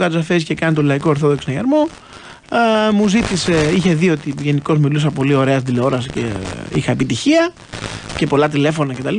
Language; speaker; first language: Greek; native; Greek